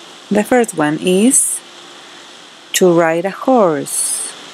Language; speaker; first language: English; non-native, fluent; Spanish